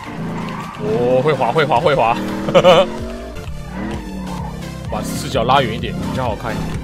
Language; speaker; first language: Chinese; native; Chinese